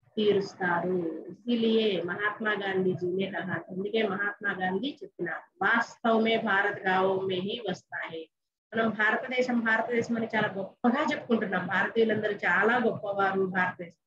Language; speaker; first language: Hindi; non-native, local second language; Telugu